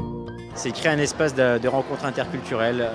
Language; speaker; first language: French; native; French